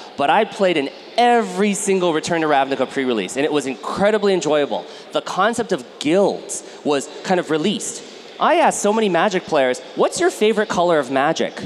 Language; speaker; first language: English; native; English